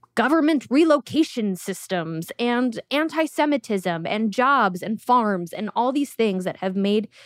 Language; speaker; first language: English; early bilingual, other home language; Russian